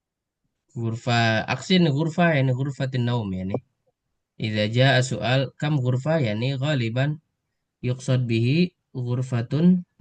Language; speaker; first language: Arabic; non-native, fluent; Indonesian